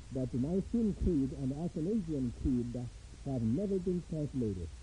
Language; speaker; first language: English; non-native, fluent; Korean